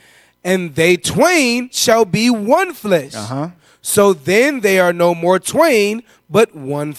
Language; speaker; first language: English; native; English